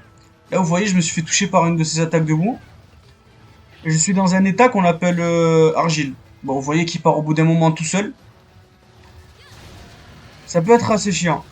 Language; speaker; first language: French; native; French